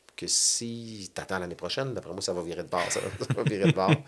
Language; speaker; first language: French; native; French